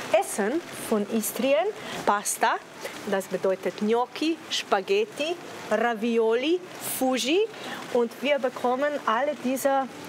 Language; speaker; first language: German; non-native, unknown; Slovenian